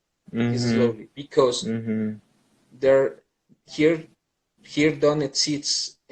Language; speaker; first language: English; non-native, learner; Spanish